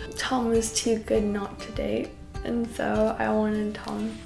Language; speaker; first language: English; native; English